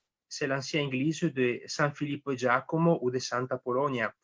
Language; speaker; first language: French; non-native, fluent; Italian